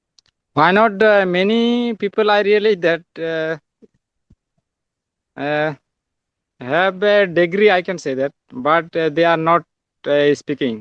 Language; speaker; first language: English; non-native, learner; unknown